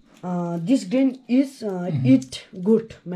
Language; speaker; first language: English; non-native, learner; Nepali